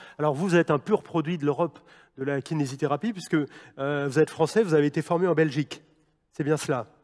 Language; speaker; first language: French; native; French